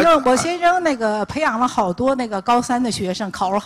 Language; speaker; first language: Chinese; native; Chinese